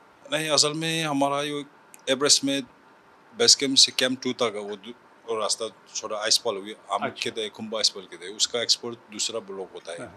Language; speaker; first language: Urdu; non-native, learner; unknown